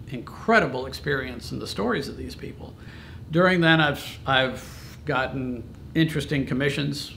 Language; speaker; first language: English; native; English